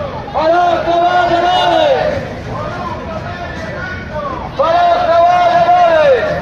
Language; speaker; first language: Spanish; non-native, local second language; Galician